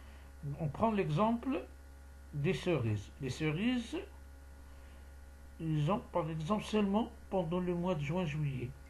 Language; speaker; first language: French; non-native, local second language; Arabic